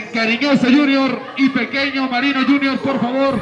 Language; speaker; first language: Spanish; native; Spanish